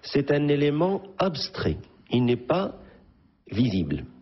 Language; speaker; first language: French; non-native, local second language; Arabic